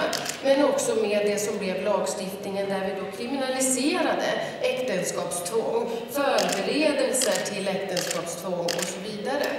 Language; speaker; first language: Swedish; native; Swedish